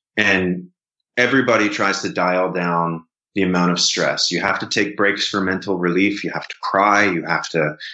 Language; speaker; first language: English; native; English